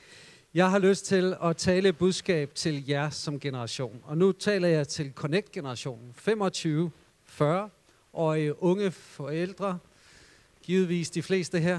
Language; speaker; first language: Danish; native; Danish